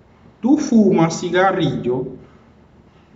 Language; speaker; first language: Spanish; non-native, fluent; Haitian Creole